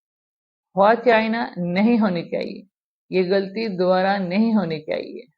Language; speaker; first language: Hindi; non-native, fluent; Bangla